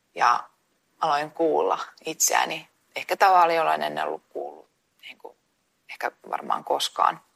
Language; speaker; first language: Finnish; native; Finnish